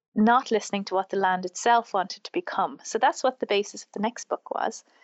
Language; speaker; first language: English; native; English